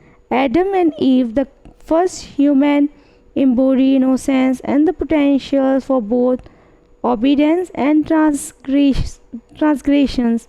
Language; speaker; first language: English; non-native, fluent; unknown